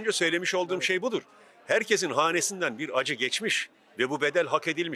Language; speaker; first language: Turkish; native; Turkish